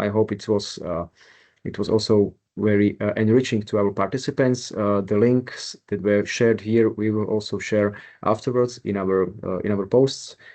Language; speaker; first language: English; non-native, fluent; Slovak